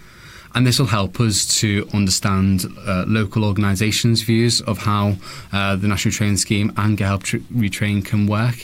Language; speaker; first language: English; native; English